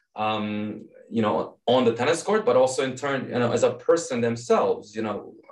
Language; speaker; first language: English; early bilingual, other home language; Serbian